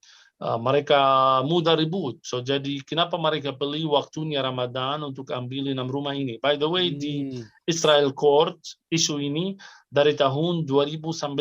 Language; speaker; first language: Indonesian; non-native, fluent; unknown